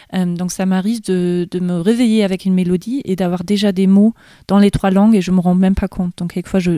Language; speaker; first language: French; non-native, fluent; German